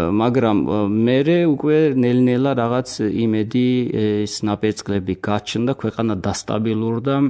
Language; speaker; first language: Georgian; non-native, local second language; Azerbaijani